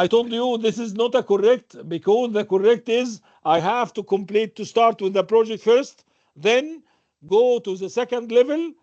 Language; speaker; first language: English; non-native, fluent; Arabic